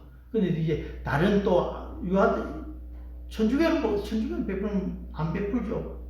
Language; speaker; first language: Korean; native; Korean